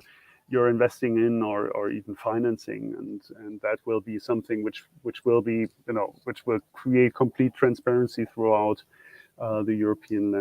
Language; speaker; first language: English; non-native, fluent; German